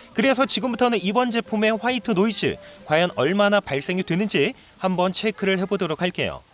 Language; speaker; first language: Korean; native; Korean